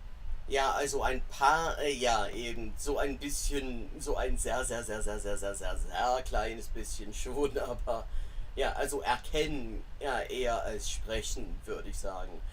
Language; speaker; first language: German; non-native, fluent; English